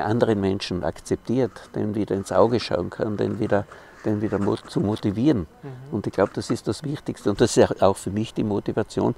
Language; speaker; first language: German; native; German